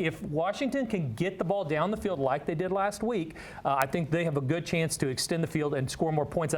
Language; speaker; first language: English; native; English